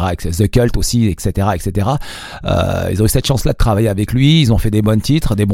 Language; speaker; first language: French; non-native, local second language; Arabic